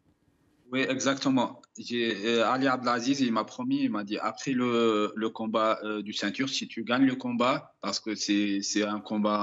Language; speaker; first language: French; non-native, fluent; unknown